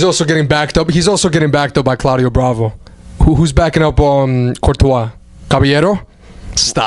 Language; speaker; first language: English; native; English